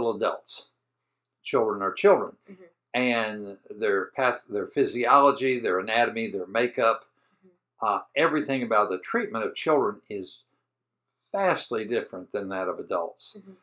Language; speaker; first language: English; native; English